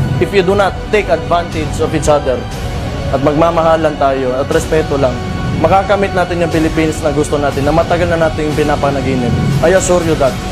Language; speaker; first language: Filipino; non-native, local second language; Cebuano